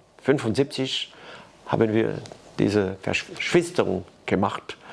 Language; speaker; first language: German; non-native, learner; French